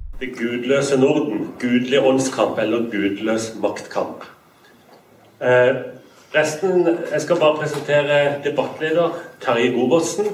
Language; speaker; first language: Norwegian; native; Norwegian